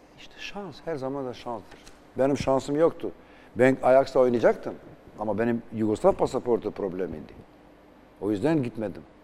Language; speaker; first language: Turkish; non-native, fluent; Albanian